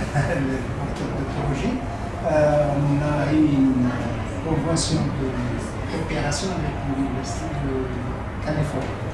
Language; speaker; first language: French; non-native, local second language; Arabic